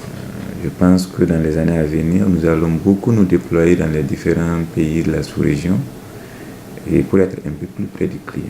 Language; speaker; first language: French; non-native, local second language; Mossi